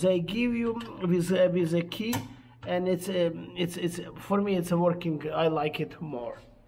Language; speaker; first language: English; non-native, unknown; Ukrainian